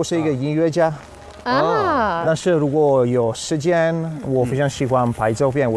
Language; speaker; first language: Chinese; non-native, learner; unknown